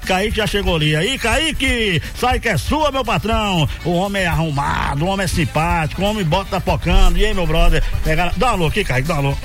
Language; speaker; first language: Portuguese; native; Portuguese